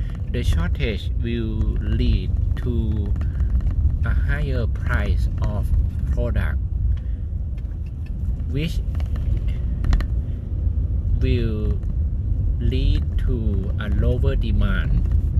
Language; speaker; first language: English; non-native, fluent; Thai